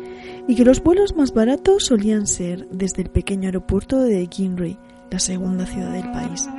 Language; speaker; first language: Spanish; native; Spanish